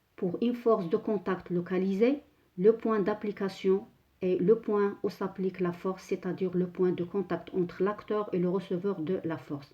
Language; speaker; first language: French; non-native, local second language; Arabic